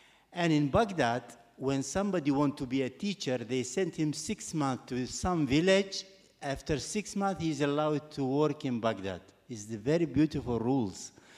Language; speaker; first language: English; non-native, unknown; Arabic